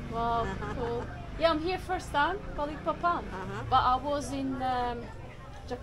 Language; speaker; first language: English; non-native, fluent; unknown